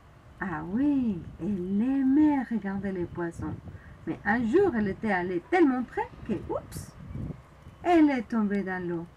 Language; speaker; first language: French; non-native, fluent; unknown